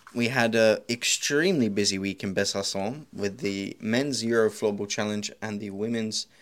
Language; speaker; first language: English; native; English